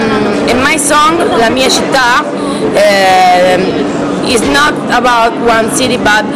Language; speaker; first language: English; non-native, learner; Italian